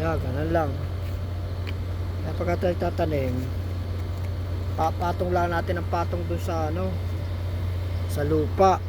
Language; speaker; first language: Filipino; native; Filipino